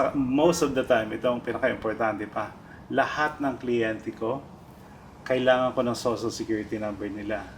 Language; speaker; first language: Filipino; native; Filipino